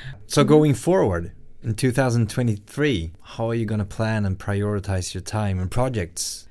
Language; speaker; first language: English; non-native, fluent; Swedish